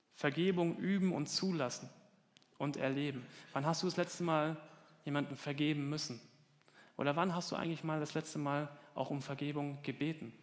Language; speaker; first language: German; native; German